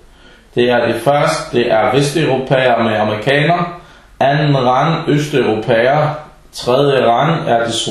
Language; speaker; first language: Danish; early bilingual, other home language; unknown